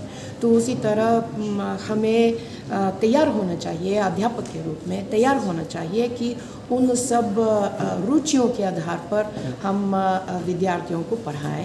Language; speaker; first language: Hindi; non-native, fluent; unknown